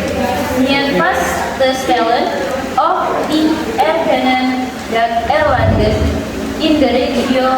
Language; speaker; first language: Dutch; non-native, learner; Indonesian